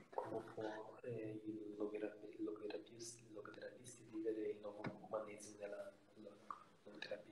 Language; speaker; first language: Italian; non-native, learner; Portuguese